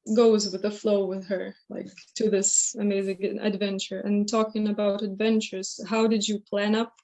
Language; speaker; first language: English; non-native, fluent; Lithuanian